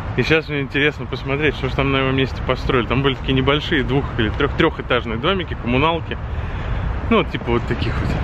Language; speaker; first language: Russian; native; Russian